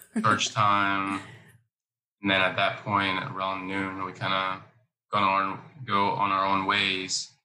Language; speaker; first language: English; early bilingual, other home language; Spanish